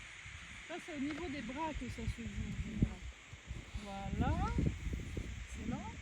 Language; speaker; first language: French; non-native, learner; Russian